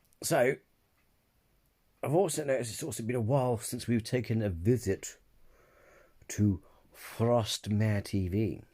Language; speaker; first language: English; native; English